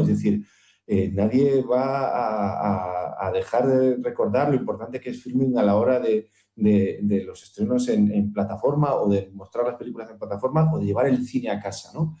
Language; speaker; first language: Spanish; native; Spanish